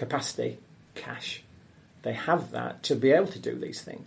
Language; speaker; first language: English; native; English